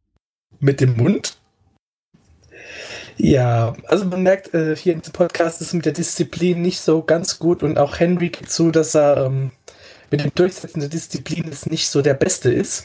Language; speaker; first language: German; native; German